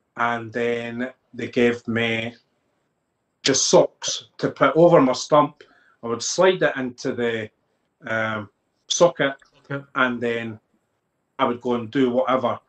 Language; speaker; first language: English; native; English